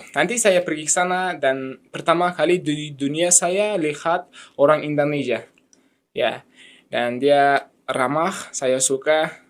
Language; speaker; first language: Indonesian; non-native, learner; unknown